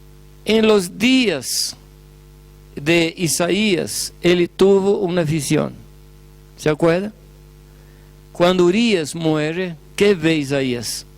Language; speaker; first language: Spanish; non-native, fluent; Portuguese